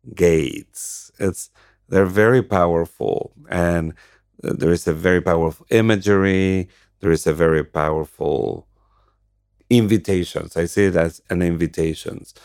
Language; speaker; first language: English; non-native, fluent; Spanish